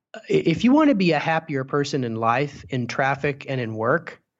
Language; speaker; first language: English; native; English